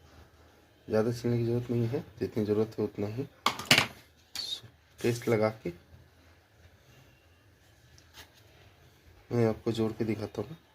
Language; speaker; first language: Hindi; native; Hindi